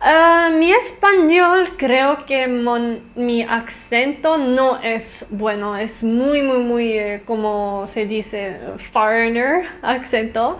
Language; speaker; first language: Spanish; non-native, learner; English